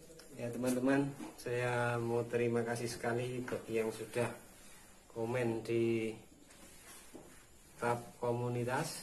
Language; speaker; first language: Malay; non-native, local second language; Javanese